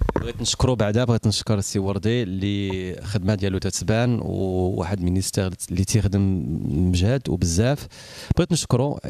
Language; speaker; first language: Arabic; early bilingual, heritage; Arabic